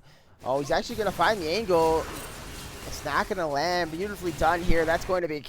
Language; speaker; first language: English; native; English